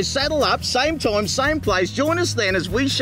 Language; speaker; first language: English; native; English